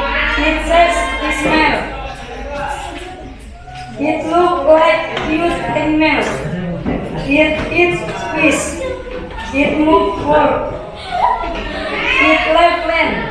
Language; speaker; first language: English; non-native, learner; Indonesian